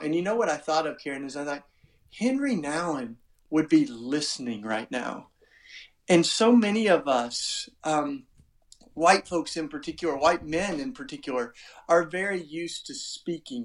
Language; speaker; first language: English; native; English